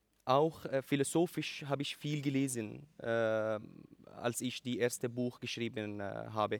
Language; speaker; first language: German; non-native, learner; Arabic